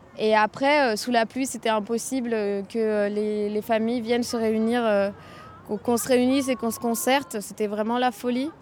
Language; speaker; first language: French; native; French